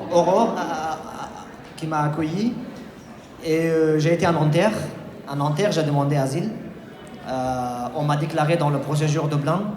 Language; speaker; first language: French; non-native, fluent; Persian